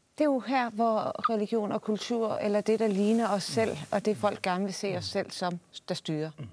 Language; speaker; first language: Danish; early bilingual, other home language; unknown